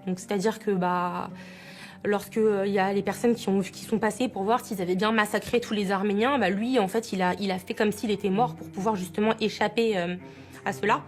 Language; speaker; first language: French; early bilingual, other home language; Armenian